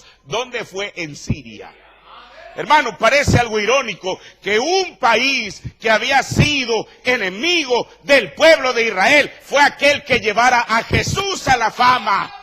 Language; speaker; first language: Spanish; native; Spanish